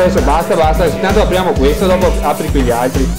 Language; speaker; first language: Italian; native; Italian